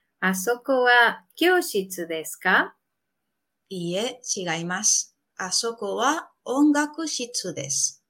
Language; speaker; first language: Japanese; non-native, fluent; Spanish